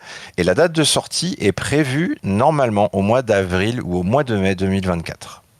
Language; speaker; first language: French; native; French